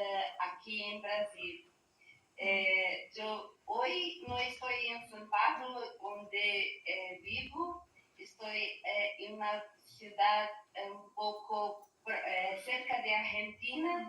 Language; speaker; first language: Spanish; non-native, learner; Portuguese